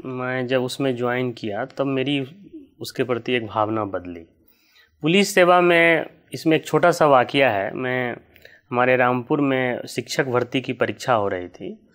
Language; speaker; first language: Hindi; native; Hindi